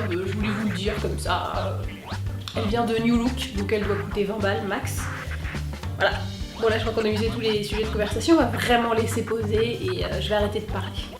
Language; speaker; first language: French; native; French